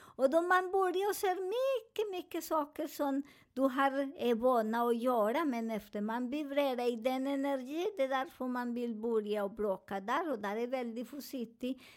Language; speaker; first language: Swedish; non-native, learner; Spanish